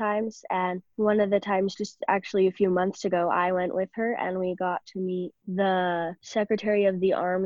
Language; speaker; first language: English; native; English